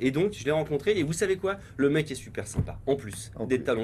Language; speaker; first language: French; native; French